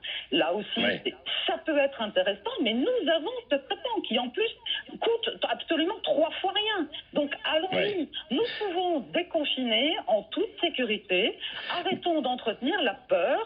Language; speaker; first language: French; native; French